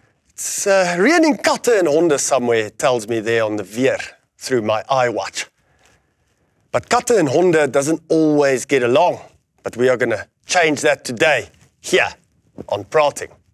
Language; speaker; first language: English; non-native, local second language; Afrikaans